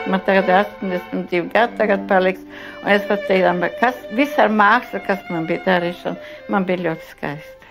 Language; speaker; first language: Latvian; non-native, local second language; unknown